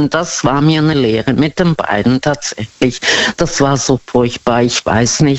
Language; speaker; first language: German; non-native, fluent; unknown